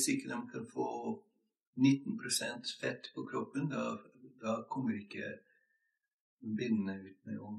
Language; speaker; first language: Norwegian; non-native, fluent; English